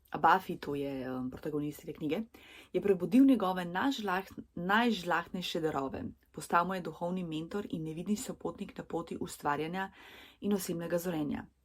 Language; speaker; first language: Slovenian; early bilingual, other home language; Serbian